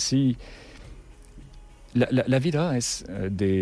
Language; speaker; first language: Catalan; non-native, learner; French